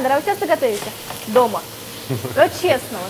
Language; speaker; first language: Russian; native; Russian